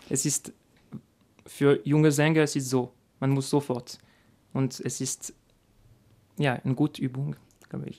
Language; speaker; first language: German; non-native, learner; French